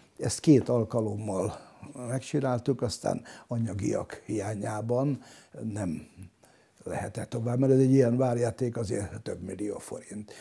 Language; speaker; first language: Hungarian; non-native, local second language; German